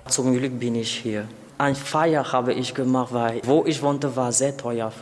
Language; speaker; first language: German; non-native, learner; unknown